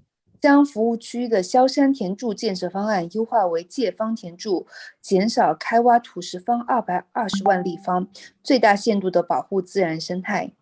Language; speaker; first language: Chinese; native; Chinese